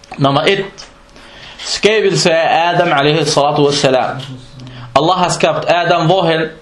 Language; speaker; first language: Danish; non-native, fluent; Arabic